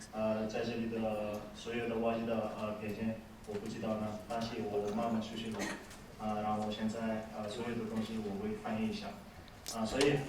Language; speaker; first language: Chinese; non-native, learner; Nepali